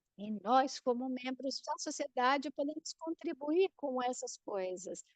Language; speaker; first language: Portuguese; non-native, fluent; Spanish